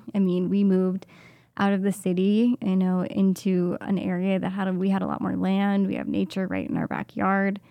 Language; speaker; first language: English; native; English